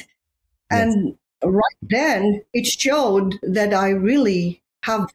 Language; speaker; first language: English; non-native, local second language; Hiligaynon